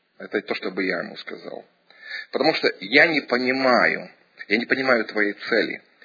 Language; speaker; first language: Russian; early bilingual, heritage; Russian